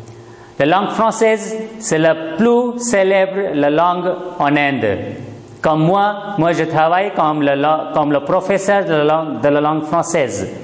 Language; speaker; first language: French; non-native, fluent; Hindi